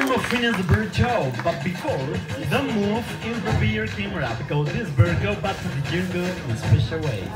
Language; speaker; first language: English; non-native, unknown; Spanish